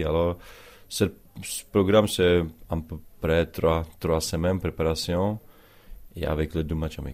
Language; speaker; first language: French; non-native, learner; Czech